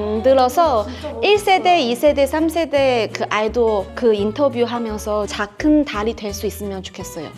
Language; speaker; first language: Korean; non-native, fluent; Chinese